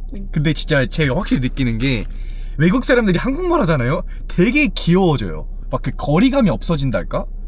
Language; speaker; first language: Korean; native; Korean